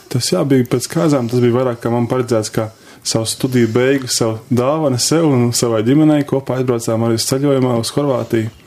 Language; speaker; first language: Latvian; native; Latvian